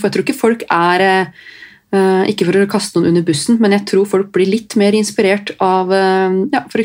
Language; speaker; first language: Norwegian; native; Norwegian